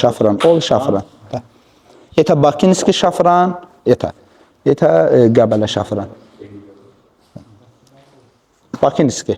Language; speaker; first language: Russian; non-native, local second language; Azerbaijani